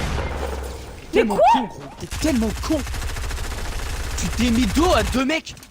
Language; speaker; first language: French; native; French